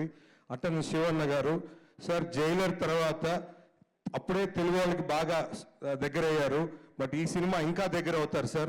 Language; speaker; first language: Telugu; native; Telugu